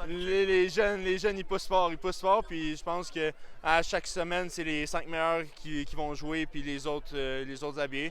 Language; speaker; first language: French; native; French